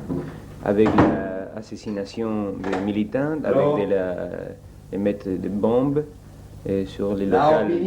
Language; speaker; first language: French; non-native, learner; Spanish